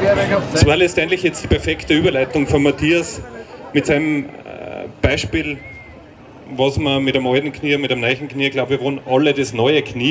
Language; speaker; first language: German; native; German